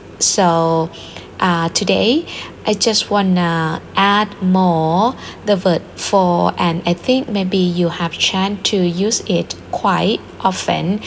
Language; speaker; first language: English; non-native, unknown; Thai